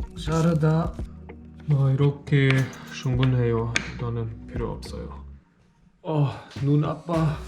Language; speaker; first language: Korean; non-native, learner; German